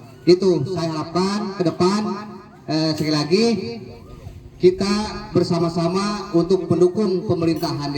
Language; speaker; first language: Indonesian; non-native, local second language; Sundanese